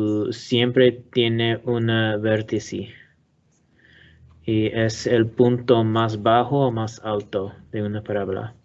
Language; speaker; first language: Spanish; non-native, learner; English